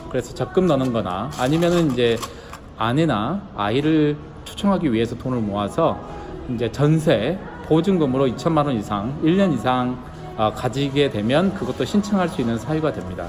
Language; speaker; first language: Korean; native; Korean